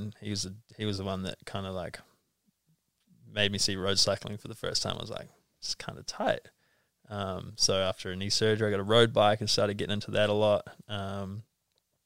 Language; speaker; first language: English; native; English